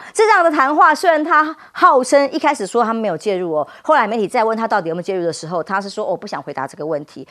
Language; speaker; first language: Chinese; native; Chinese